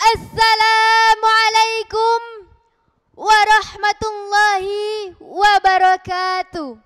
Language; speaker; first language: Arabic; non-native, learner; Indonesian